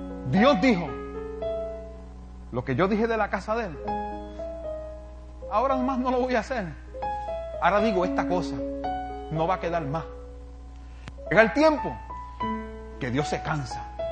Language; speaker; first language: Spanish; native; Spanish